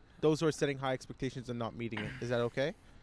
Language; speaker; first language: English; native; English